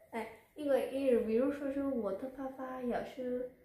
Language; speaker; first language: Chinese; non-native, learner; Vietnamese